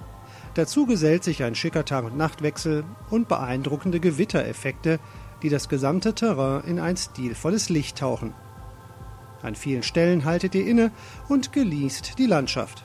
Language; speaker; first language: German; native; German